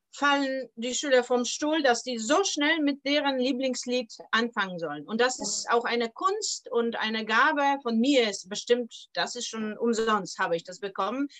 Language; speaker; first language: German; non-native, fluent; Polish